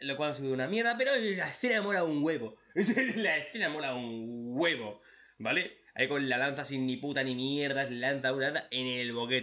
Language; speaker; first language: Spanish; native; Spanish